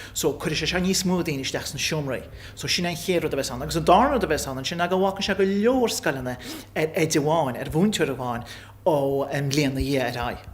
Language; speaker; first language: Irish; native; Irish